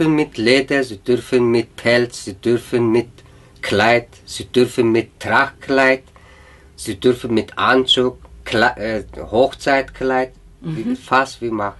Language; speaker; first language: German; non-native, learner; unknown